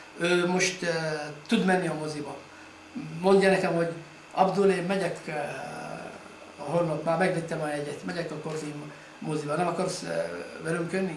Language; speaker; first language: Hungarian; non-native, fluent; Arabic